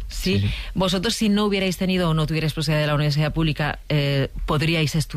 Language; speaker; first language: Spanish; native; Spanish